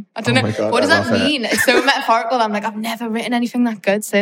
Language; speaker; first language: English; native; English